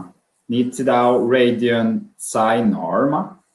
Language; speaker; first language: Chinese; non-native, learner; Swedish